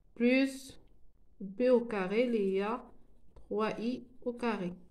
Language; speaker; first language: French; non-native, local second language; Arabic